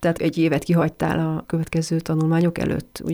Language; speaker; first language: Hungarian; native; Hungarian